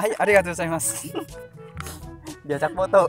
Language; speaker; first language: Japanese; non-native, learner; Indonesian